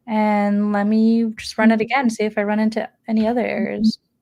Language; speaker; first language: English; native; English